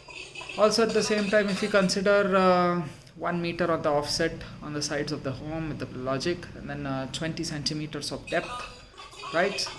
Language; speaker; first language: English; non-native, local second language; Hindi